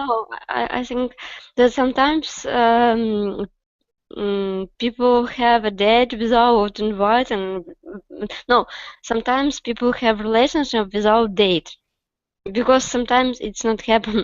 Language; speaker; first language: English; non-native, learner; Russian